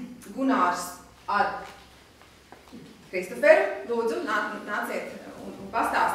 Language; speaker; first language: Latvian; native; Latvian